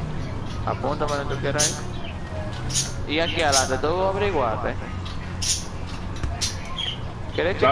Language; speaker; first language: Spanish; native; Spanish